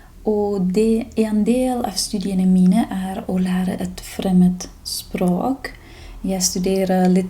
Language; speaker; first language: Norwegian; non-native, fluent; German